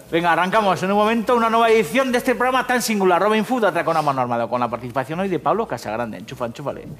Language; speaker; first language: Spanish; native; Spanish